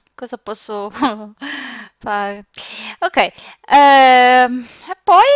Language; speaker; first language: Italian; non-native, fluent; Serbian